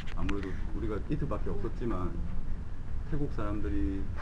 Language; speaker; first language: Korean; native; Korean